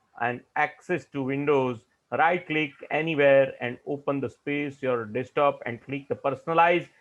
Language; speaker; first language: English; non-native, local second language; Gujarati